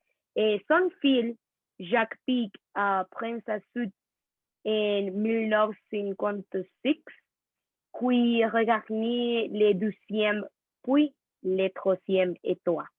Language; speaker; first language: French; non-native, learner; Spanish